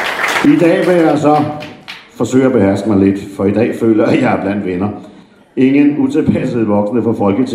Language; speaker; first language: Danish; native; Danish